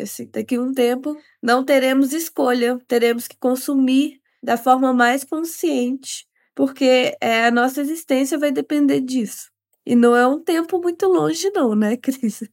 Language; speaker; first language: Portuguese; native; Portuguese